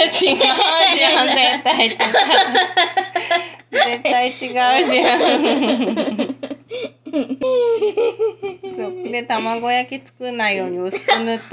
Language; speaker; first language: Japanese; native; Japanese